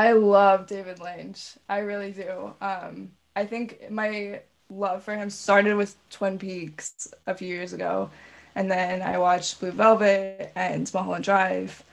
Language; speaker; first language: English; native; English